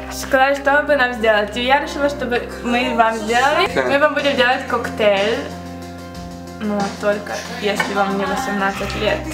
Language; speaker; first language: Russian; early bilingual, heritage; Russian